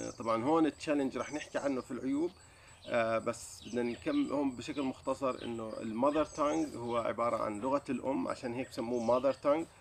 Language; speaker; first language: Arabic; native; Arabic